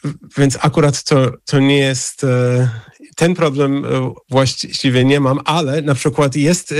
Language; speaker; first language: Polish; non-native, fluent; English